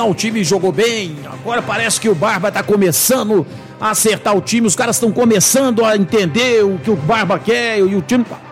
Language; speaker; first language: Portuguese; native; Portuguese